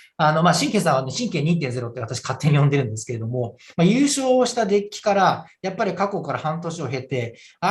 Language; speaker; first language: Japanese; native; Japanese